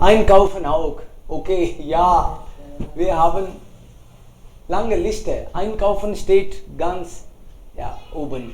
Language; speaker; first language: German; non-native, fluent; Hindi